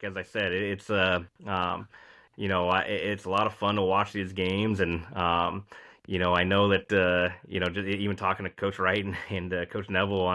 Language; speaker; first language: English; native; English